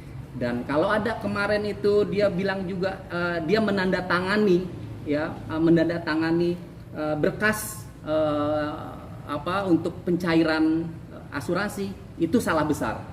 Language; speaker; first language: Indonesian; native; Indonesian